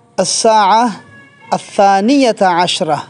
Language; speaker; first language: Arabic; non-native, fluent; Urdu